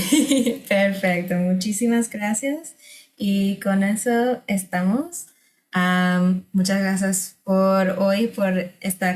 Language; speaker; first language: Spanish; non-native, fluent; English